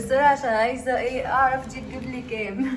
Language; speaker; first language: Arabic; native; Arabic